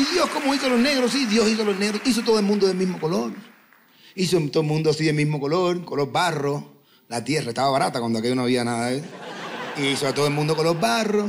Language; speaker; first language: Spanish; native; Spanish